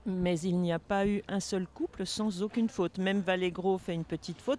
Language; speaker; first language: French; native; French